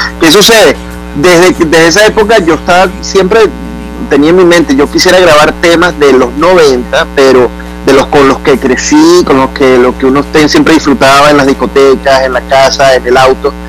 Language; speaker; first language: Spanish; native; Spanish